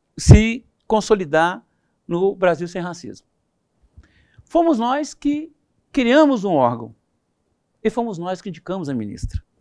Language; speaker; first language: Portuguese; native; Portuguese